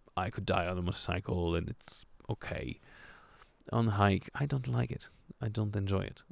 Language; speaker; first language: English; non-native, fluent; French